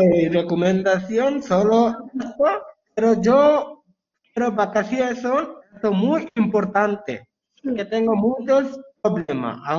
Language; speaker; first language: Spanish; non-native, learner; Bangla